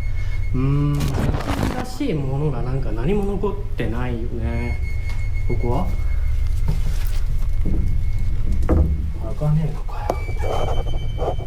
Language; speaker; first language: Japanese; native; Japanese